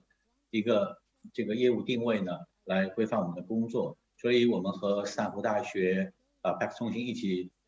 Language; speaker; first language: Chinese; native; Chinese